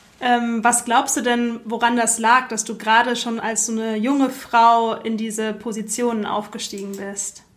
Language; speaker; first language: German; native; German